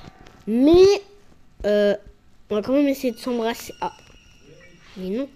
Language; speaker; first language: French; native; French